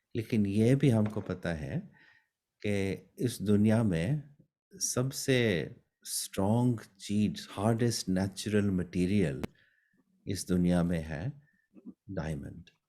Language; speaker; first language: Hindi; early bilingual, heritage; Hindi